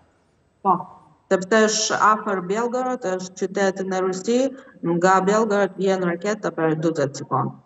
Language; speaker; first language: Albanian; non-native, learner; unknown